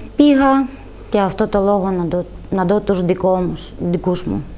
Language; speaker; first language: Greek; non-native, fluent; Ukrainian